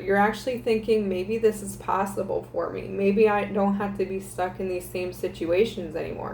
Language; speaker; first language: English; native; English